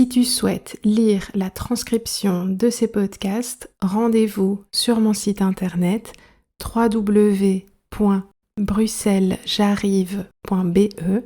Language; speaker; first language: French; native; French